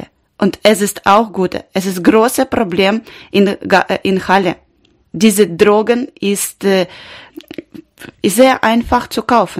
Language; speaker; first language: German; non-native, learner; Ukrainian